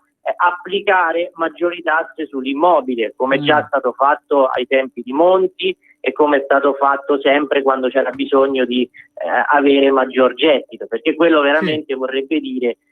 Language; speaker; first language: Italian; native; Italian